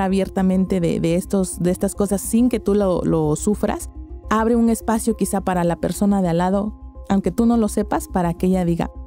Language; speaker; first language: Spanish; native; Spanish